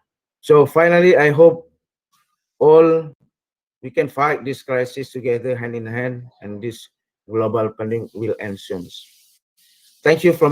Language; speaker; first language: English; non-native, fluent; Indonesian